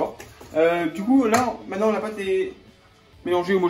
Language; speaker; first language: French; native; French